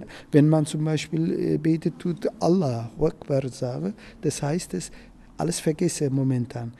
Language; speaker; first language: German; non-native, learner; Turkish